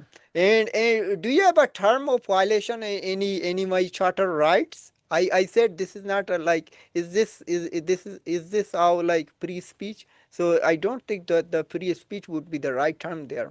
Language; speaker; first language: English; non-native, fluent; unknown